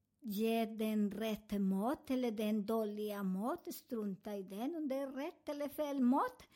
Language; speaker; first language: Swedish; non-native, fluent; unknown